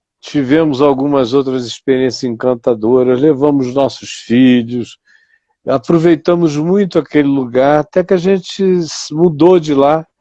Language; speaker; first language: Portuguese; native; Portuguese